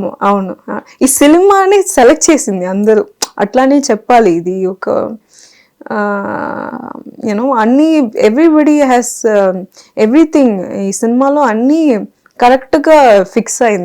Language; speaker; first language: Telugu; non-native, fluent; Kannada